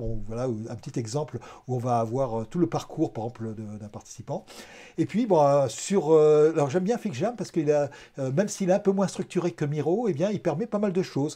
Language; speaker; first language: French; native; French